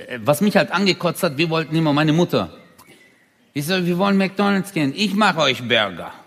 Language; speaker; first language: German; early bilingual, other home language; Turkish